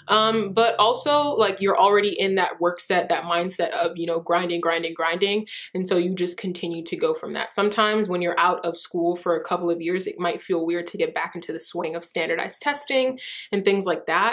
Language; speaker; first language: English; early bilingual, other home language; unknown